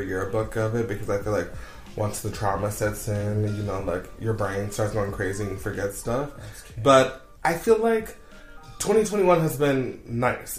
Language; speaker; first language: English; native; English